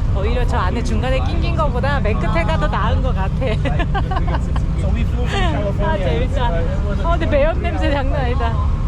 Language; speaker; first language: Korean; native; Korean